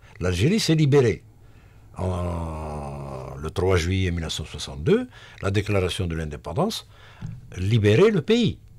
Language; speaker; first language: French; non-native, local second language; Arabic